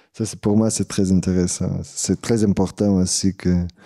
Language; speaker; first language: French; non-native, fluent; Portuguese